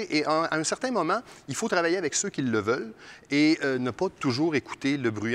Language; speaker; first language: French; native; French